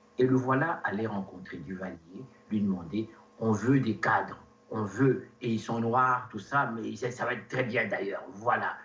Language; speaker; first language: French; non-native, local second language; Lingala